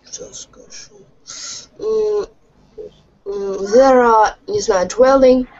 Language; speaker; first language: English; non-native, learner; Russian